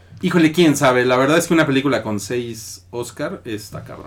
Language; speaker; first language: Spanish; native; Spanish